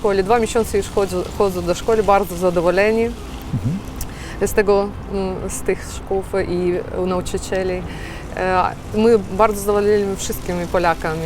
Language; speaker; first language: Polish; non-native, learner; Ukrainian